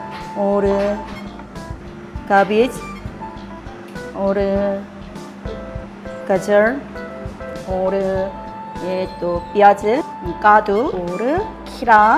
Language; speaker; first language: Hindi; non-native, learner; Korean